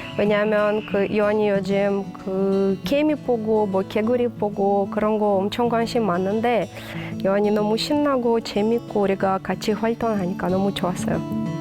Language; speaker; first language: Korean; non-native, learner; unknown